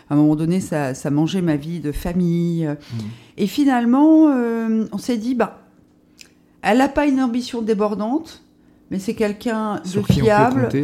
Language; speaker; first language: French; native; French